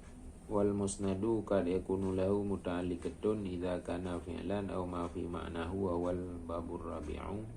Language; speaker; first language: Arabic; non-native, fluent; Achinese